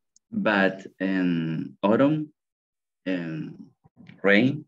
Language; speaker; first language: English; non-native, learner; Spanish